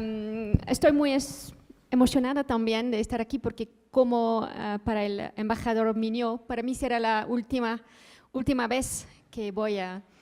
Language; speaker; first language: Spanish; non-native, fluent; Dutch